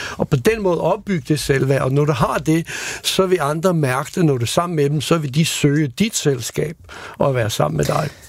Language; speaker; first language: Danish; non-native, fluent; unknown